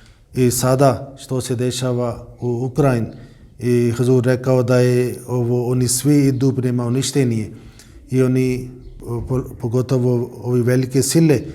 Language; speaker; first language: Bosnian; non-native, fluent; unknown